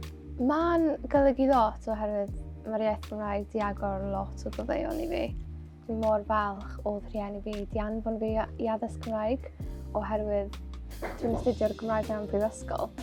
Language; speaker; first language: Welsh; non-native, local second language; English